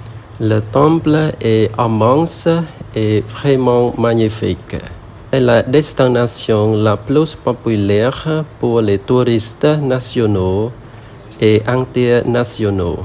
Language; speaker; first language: French; non-native, learner; Khmer